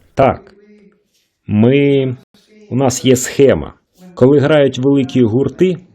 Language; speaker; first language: Ukrainian; non-native, fluent; English